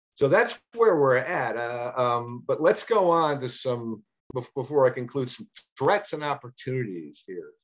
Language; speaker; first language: English; native; English